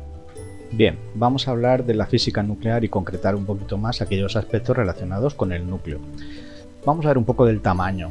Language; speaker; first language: Spanish; native; Spanish